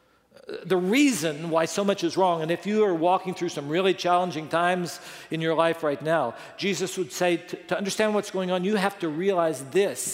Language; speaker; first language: English; native; English